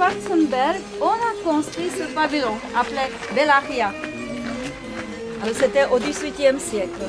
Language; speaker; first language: French; non-native, fluent; Czech